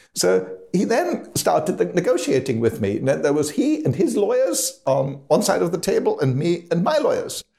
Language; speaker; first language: English; non-native, fluent; German